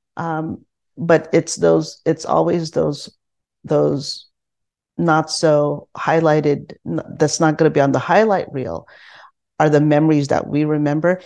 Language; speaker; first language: English; non-native, local second language; Filipino